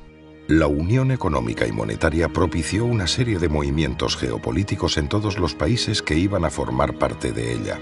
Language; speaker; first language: Spanish; native; Spanish